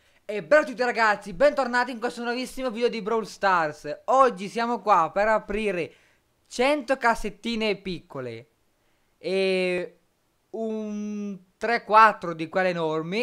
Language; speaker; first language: Italian; native; Italian